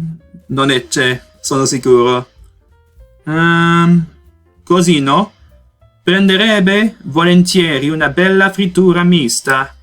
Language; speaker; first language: Italian; non-native, learner; Portuguese